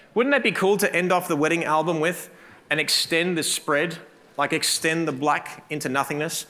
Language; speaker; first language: English; native; English